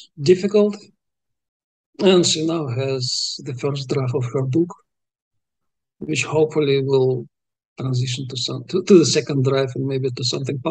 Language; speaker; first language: English; non-native, fluent; Russian